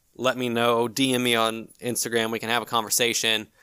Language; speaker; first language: English; native; English